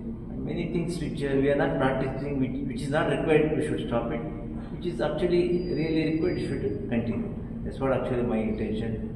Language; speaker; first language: English; non-native, local second language; Telugu